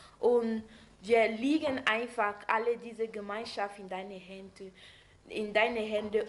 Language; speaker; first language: German; non-native, learner; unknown